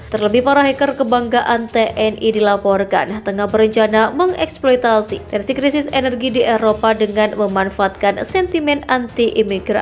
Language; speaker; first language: Indonesian; native; Indonesian